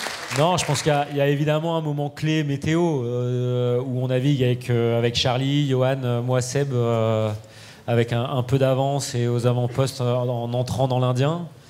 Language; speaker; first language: French; native; French